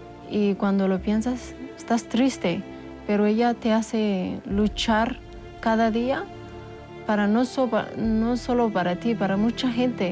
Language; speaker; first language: Spanish; non-native, local second language; Amharic